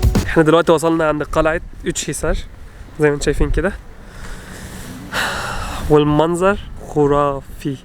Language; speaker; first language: Arabic; native; Arabic